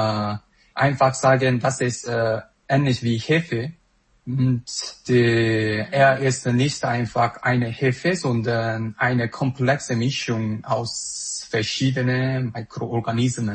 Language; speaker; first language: German; non-native, fluent; Korean